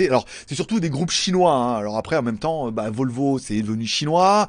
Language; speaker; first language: French; native; French